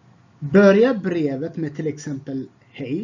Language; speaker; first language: Swedish; non-native, fluent; Tigrinya